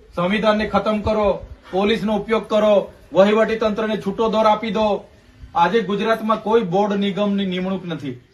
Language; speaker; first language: Gujarati; non-native, local second language; Vasavi